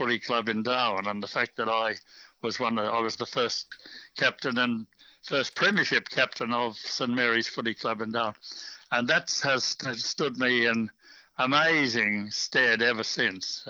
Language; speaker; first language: English; native; English